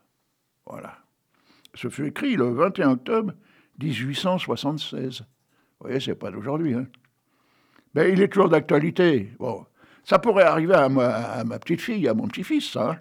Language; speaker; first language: French; native; French